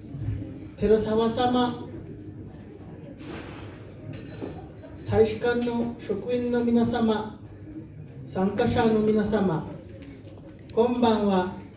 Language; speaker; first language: Japanese; non-native, learner; Samoan